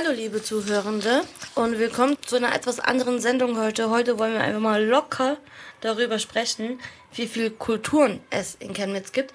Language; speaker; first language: German; early bilingual, other home language; Arabic